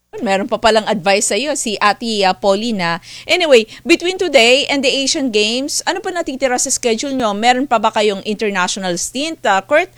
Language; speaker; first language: Filipino; native; Filipino